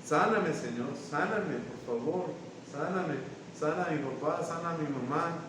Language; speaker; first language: Spanish; native; Spanish